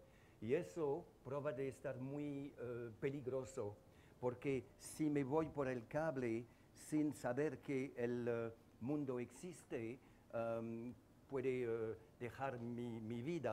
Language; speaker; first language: Spanish; non-native, learner; French